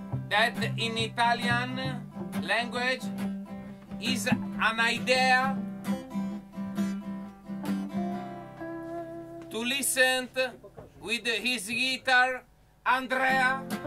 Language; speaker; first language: English; non-native, learner; Italian